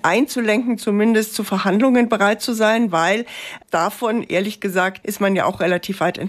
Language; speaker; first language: German; native; German